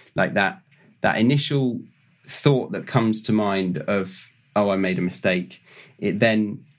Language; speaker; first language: English; native; English